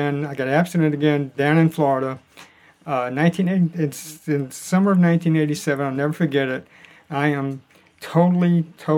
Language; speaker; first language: English; native; English